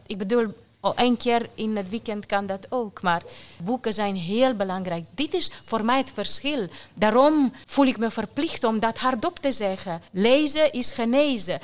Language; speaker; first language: Dutch; non-native, fluent; Romanian